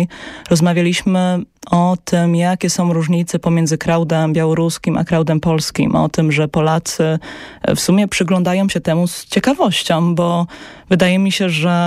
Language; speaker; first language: Polish; native; Polish